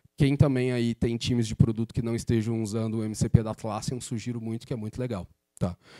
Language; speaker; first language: Portuguese; native; Portuguese